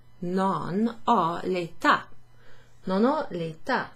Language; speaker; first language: Italian; non-native, fluent; English